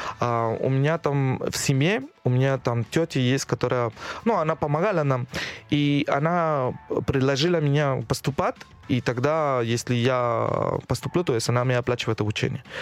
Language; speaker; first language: Russian; non-native, fluent; Spanish